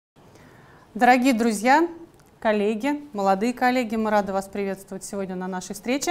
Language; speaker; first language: Russian; native; Russian